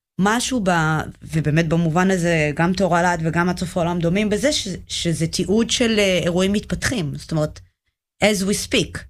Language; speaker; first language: Hebrew; early bilingual, other home language; Russian